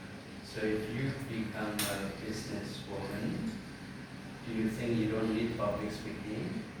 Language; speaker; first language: English; non-native, fluent; Indonesian